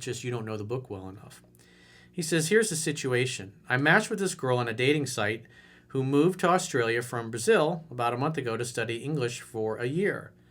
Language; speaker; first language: English; native; English